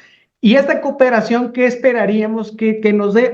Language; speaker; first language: Spanish; native; Spanish